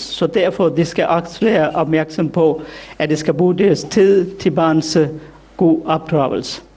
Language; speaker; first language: Danish; non-native, fluent; Urdu